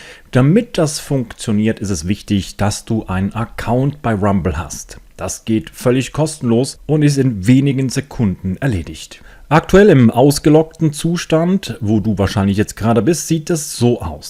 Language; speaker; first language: German; native; German